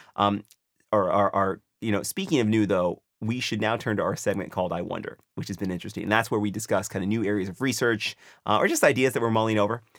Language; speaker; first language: English; native; English